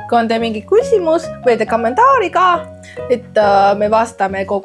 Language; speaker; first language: Estonian; non-native, learner; Chinese